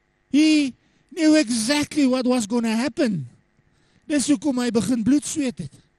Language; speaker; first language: English; non-native, local second language; Afrikaans